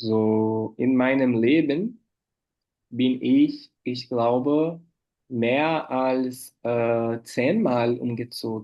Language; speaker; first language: German; non-native, fluent; Portuguese